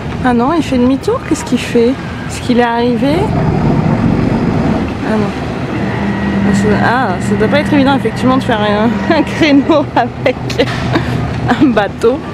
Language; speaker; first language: French; native; French